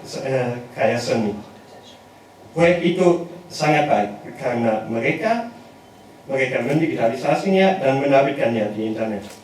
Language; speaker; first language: Indonesian; non-native, learner; German